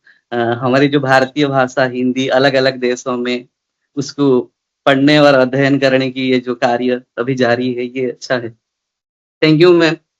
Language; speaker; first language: Hindi; non-native, local second language; Odia